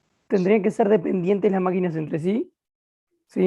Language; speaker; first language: Spanish; native; Spanish